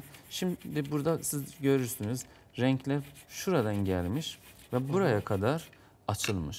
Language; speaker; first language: Turkish; non-native, fluent; Azerbaijani